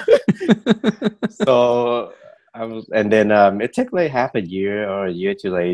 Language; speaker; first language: English; non-native, fluent; Vietnamese